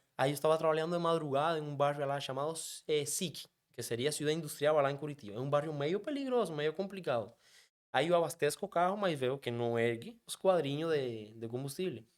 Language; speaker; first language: Portuguese; non-native, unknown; Spanish